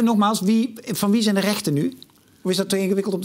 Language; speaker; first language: Dutch; native; Dutch